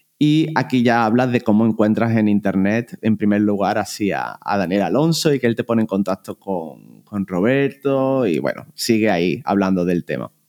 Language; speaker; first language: Spanish; native; Spanish